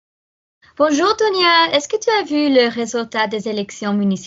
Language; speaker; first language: French; non-native, learner; Dutch